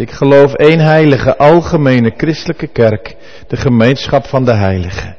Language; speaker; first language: Dutch; native; Dutch